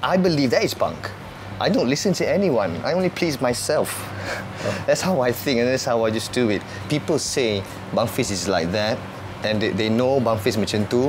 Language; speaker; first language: English; early bilingual, heritage; English